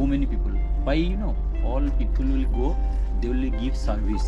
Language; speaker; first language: English; non-native, local second language; Odia